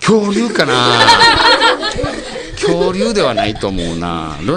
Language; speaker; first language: Japanese; native; Japanese